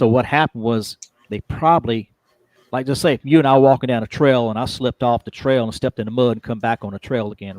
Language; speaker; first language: English; native; English